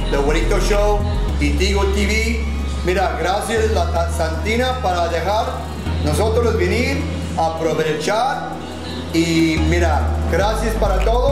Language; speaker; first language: Spanish; non-native, learner; English